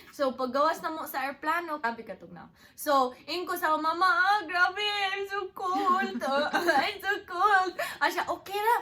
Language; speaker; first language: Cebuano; non-native, local second language; English